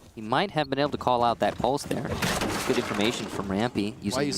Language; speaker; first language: English; native; English